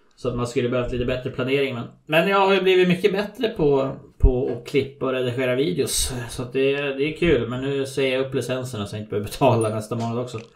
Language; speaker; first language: Swedish; native; Swedish